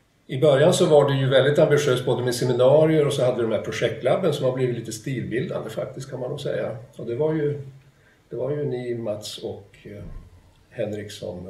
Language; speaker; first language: Swedish; native; Swedish